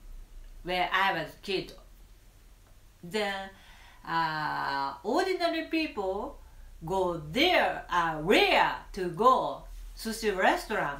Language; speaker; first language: English; non-native, learner; Japanese